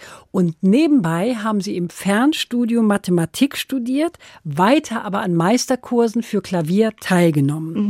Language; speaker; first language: German; native; German